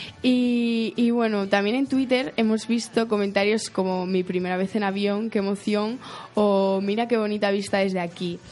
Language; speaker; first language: Spanish; native; Spanish